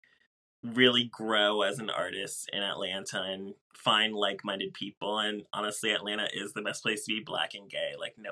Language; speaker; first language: English; native; English